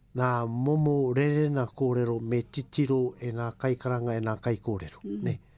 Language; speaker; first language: Māori; native; Māori